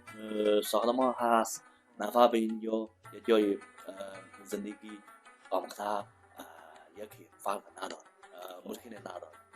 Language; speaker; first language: Persian; non-native, learner; Chinese